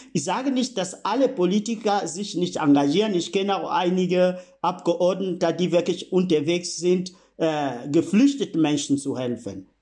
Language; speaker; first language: German; non-native, fluent; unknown